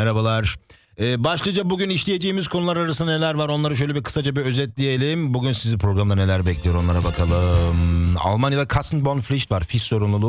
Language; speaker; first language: Turkish; native; Turkish